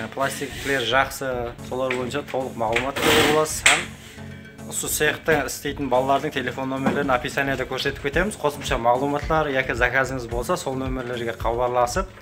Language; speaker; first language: Uzbek; non-native, local second language; Kara-Kalpak